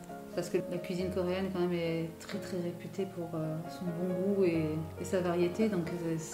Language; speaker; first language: French; native; French